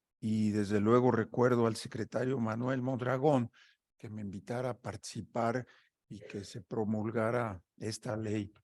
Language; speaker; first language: Spanish; native; Spanish